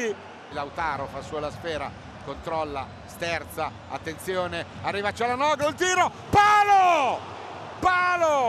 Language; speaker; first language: Italian; native; Italian